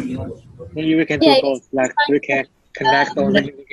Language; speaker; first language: English; non-native, fluent; Chinese